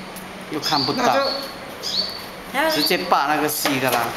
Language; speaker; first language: Chinese; native; Chinese